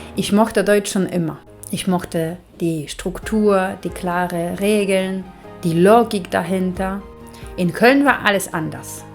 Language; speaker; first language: German; non-native, fluent; Polish